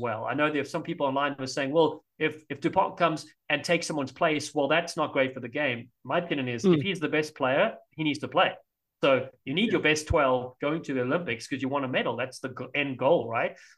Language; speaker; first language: English; native; English